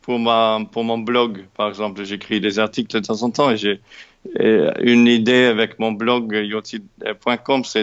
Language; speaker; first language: French; non-native, fluent; English